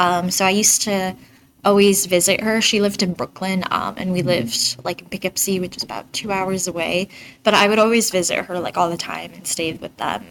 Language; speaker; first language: English; early bilingual, other home language; Bangla